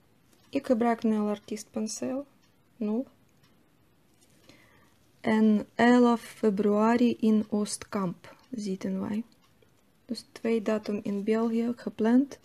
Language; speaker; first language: Dutch; non-native, fluent; Russian